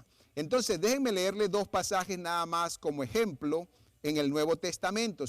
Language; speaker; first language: Spanish; native; Spanish